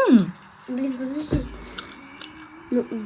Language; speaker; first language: Russian; early bilingual, other home language; Armenian